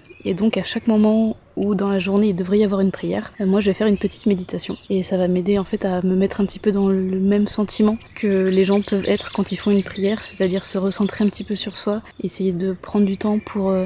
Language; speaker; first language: French; native; French